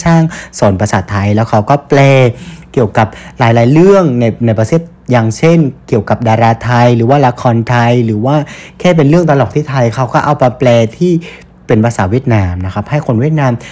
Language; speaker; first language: Thai; non-native, fluent; Vietnamese